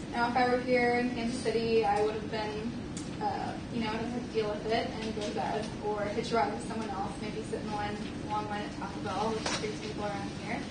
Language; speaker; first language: English; native; English